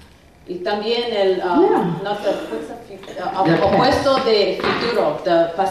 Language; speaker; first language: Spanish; non-native, learner; English